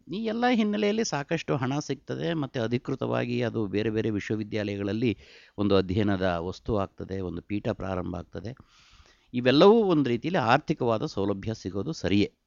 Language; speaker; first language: Kannada; native; Kannada